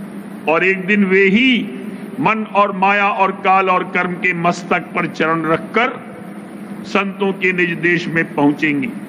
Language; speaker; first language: Hindi; native; Hindi